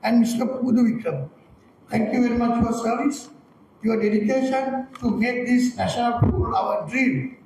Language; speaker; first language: English; non-native, local second language; Sinhala